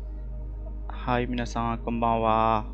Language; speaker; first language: Japanese; non-native, fluent; Hindi